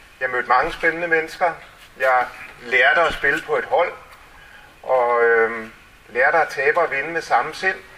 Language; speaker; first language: Danish; early bilingual, other home language; English